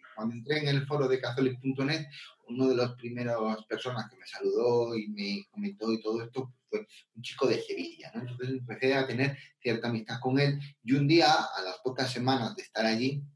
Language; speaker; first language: Spanish; native; Spanish